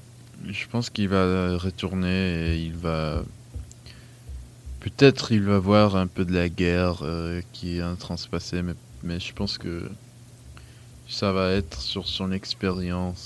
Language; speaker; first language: French; non-native, fluent; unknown